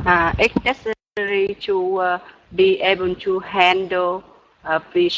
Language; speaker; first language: English; non-native, learner; Vietnamese